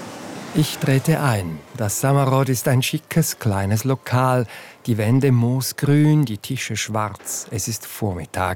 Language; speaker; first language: German; native; German